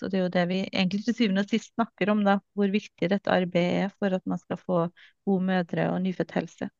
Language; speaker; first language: Norwegian; native; Norwegian